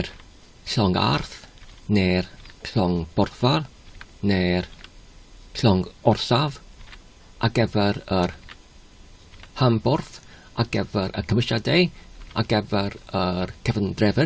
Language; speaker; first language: Welsh; non-native, learner; English